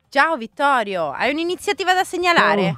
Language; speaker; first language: Italian; native; Italian